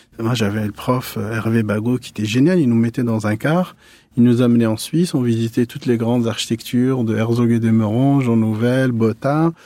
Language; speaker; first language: French; non-native, local second language; Arabic